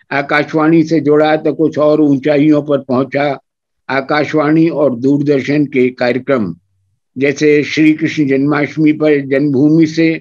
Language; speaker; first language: Hindi; native; Hindi